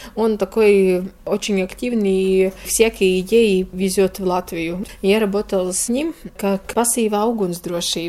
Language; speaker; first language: Russian; non-native, local second language; Latvian